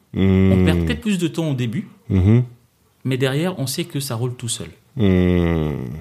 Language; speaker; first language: French; non-native, local second language; Lingala